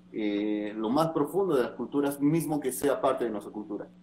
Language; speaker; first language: Portuguese; non-native, learner; Spanish